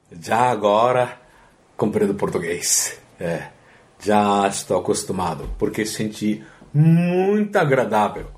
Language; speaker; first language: Portuguese; non-native, learner; Japanese